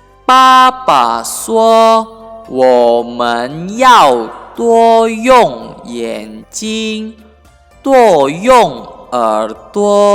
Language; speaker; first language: Chinese; non-native, fluent; Indonesian